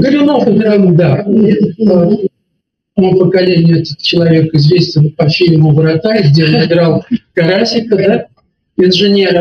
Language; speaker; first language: Russian; native; Russian